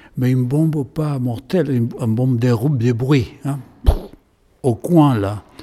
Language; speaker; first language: French; non-native, fluent; Spanish